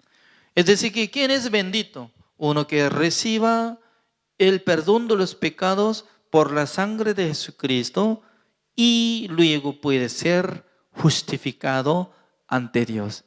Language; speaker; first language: Spanish; non-native, fluent; Korean